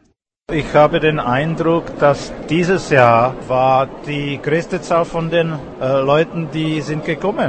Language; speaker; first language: German; non-native, fluent; Czech